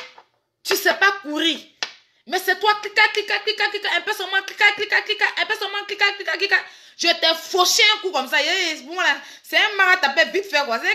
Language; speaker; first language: French; native; French